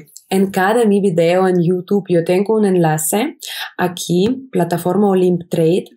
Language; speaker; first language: Spanish; non-native, fluent; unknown